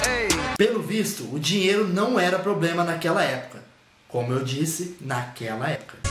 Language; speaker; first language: Portuguese; native; Portuguese